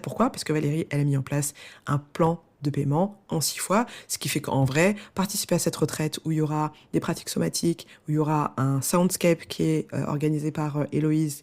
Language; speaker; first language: French; native; French